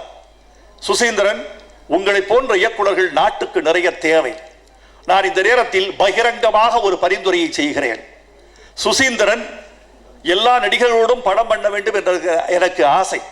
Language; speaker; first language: Tamil; native; Tamil